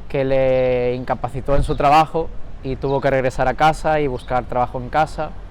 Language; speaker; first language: Spanish; early bilingual, other home language; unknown